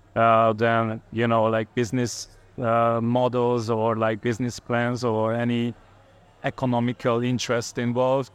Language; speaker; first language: English; non-native, fluent; Hungarian